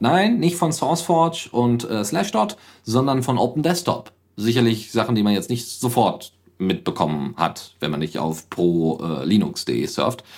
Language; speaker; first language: German; native; German